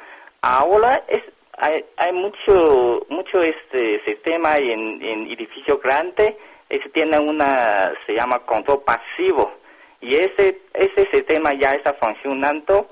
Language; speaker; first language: Spanish; non-native, learner; Chinese